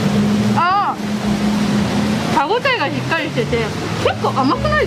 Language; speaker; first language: Japanese; native; Japanese